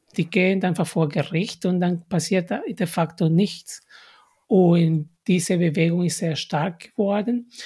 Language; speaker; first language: German; non-native, fluent; Spanish